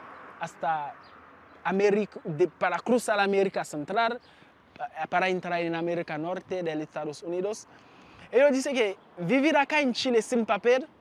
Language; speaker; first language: Spanish; non-native, learner; Haitian Creole